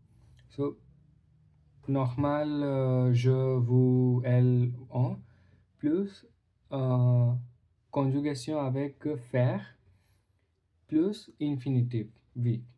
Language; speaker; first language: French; non-native, learner; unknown